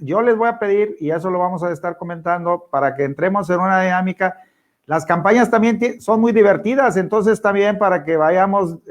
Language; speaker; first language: Spanish; native; Spanish